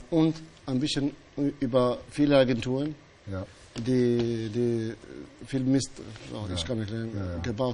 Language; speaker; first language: German; non-native, fluent; Albanian